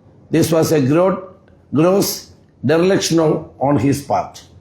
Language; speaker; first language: English; non-native, local second language; Malayalam